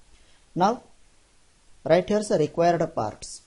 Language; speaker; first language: English; non-native, local second language; Marathi